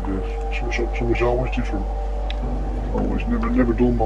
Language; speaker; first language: English; native; English